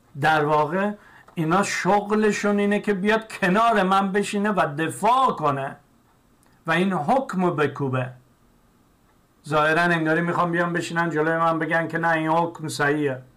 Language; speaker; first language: Persian; native; Persian